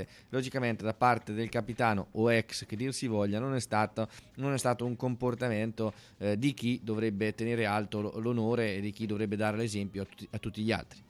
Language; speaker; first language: Italian; native; Italian